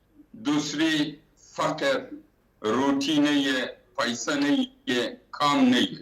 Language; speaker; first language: Hindi; non-native, learner; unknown